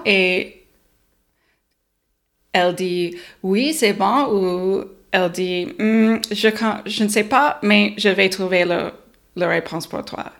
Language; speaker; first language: French; non-native, learner; English